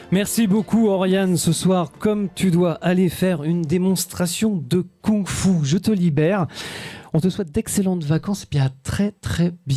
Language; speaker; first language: French; native; French